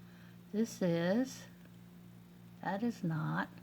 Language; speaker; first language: English; native; English